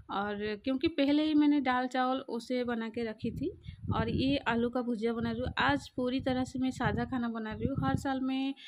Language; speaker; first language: Hindi; non-native, local second language; Odia